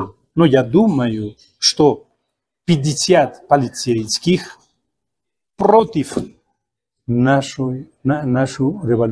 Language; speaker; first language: Russian; non-native, fluent; Spanish